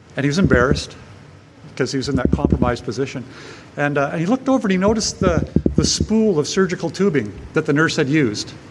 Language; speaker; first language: English; native; English